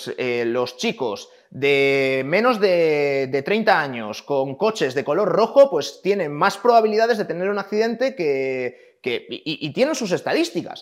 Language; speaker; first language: Spanish; native; Spanish